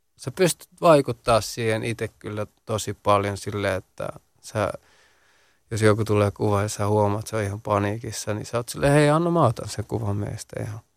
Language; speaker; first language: Finnish; early bilingual, other home language; Central Kurdish